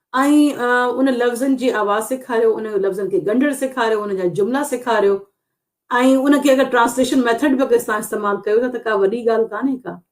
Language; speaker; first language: Sindhi; non-native, local second language; Urdu